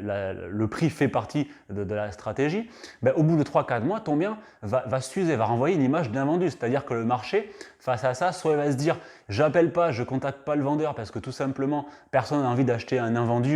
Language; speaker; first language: French; native; French